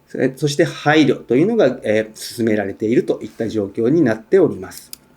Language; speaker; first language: Japanese; native; Japanese